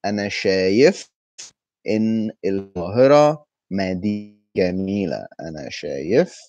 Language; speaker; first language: Arabic; early bilingual, heritage; Arabic